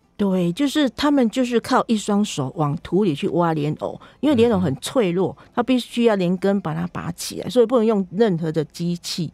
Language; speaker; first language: Chinese; native; Chinese